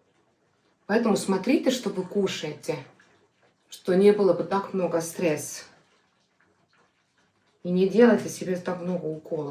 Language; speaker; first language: Russian; non-native, fluent; Estonian